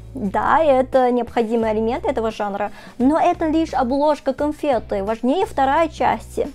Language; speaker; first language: Russian; non-native, fluent; Chinese